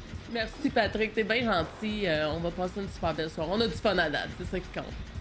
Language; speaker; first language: French; native; French